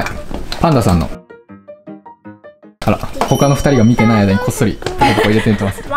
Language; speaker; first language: Japanese; native; Japanese